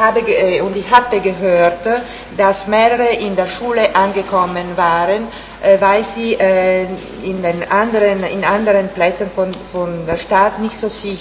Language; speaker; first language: German; non-native, fluent; Italian